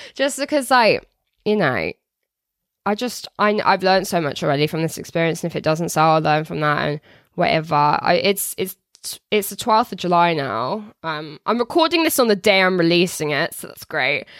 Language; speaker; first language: English; native; English